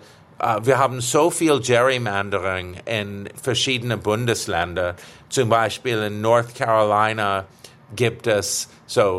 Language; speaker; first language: German; early bilingual, heritage; English